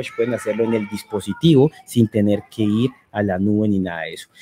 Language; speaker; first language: Spanish; native; Spanish